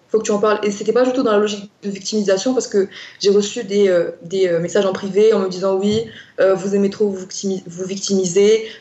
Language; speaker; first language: French; non-native, local second language; Arabic